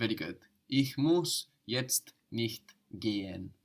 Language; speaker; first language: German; non-native, fluent; English